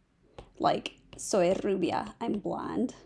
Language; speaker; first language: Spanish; non-native, fluent; English